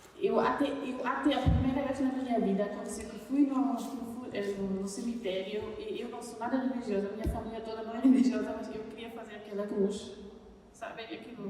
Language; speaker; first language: Portuguese; non-native, fluent; German